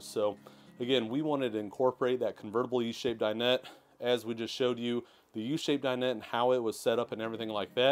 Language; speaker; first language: English; native; English